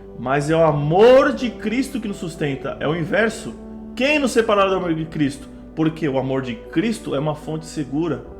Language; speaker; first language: Portuguese; native; Portuguese